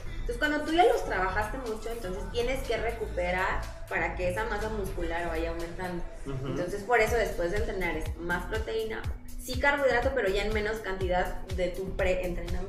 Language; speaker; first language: Spanish; native; Spanish